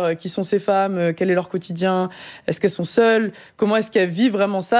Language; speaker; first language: French; native; French